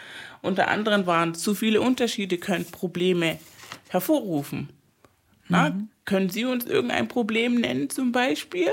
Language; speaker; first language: German; non-native, fluent; Spanish